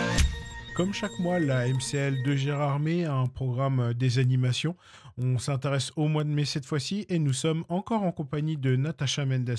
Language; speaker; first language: French; native; French